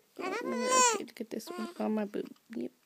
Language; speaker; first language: English; early bilingual, other home language; Spanish